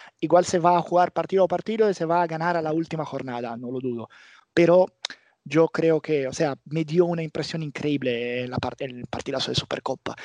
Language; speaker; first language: Spanish; non-native, fluent; Italian